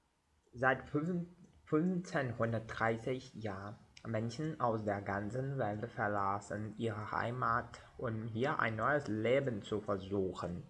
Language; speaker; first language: German; non-native, learner; Portuguese